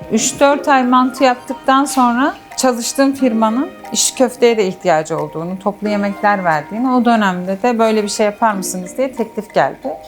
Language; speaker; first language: Turkish; native; Turkish